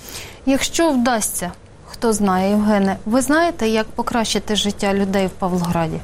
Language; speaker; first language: Ukrainian; native; Ukrainian